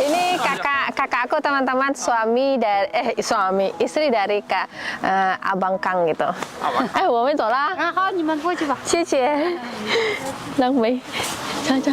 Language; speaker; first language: Indonesian; native; Indonesian